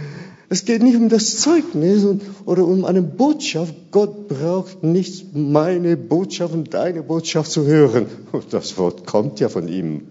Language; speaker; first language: German; non-native, fluent; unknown